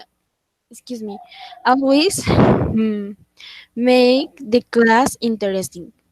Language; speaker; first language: English; non-native, learner; Spanish